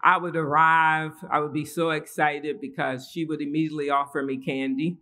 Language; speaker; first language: English; native; English